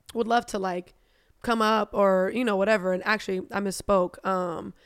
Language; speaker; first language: English; non-native, fluent; German